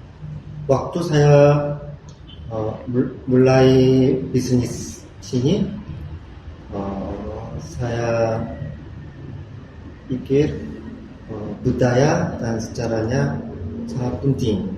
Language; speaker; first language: Indonesian; non-native, learner; Korean